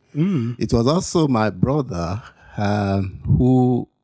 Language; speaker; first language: English; non-native, local second language; Yoruba